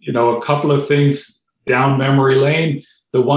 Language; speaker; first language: English; non-native, fluent; German